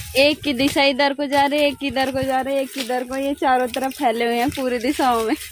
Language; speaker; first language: Hindi; native; Hindi